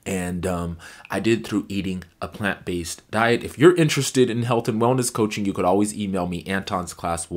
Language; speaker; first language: English; native; English